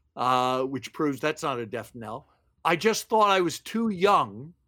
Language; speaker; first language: English; native; English